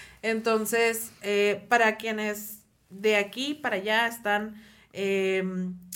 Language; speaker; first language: Spanish; native; Spanish